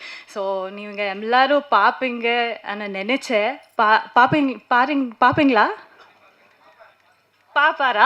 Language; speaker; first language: Tamil; non-native, learner; Kannada